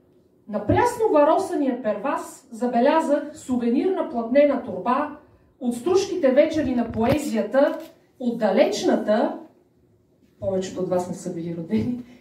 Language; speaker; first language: Bulgarian; native; Bulgarian